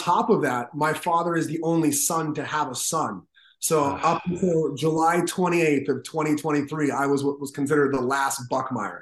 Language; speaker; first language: English; native; English